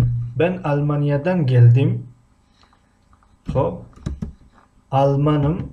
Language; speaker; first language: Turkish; non-native, fluent; Tajik